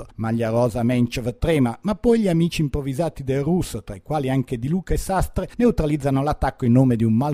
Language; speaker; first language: Italian; native; Italian